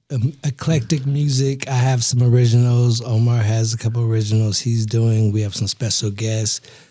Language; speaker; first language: English; native; English